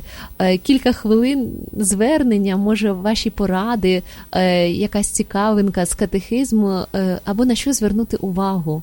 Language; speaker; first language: Ukrainian; native; Ukrainian